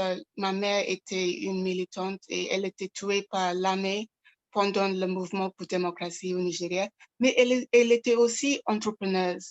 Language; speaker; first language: French; non-native, local second language; Yoruba